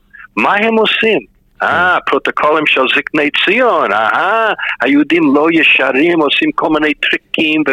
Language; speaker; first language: Hebrew; non-native, fluent; English